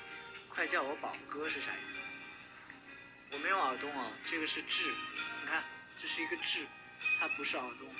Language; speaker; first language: Chinese; native; Chinese